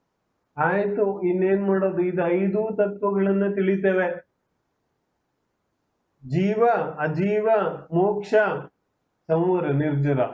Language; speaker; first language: Kannada; non-native, local second language; Hindi